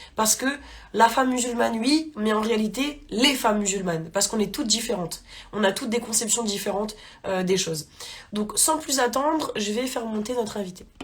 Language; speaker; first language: French; native; French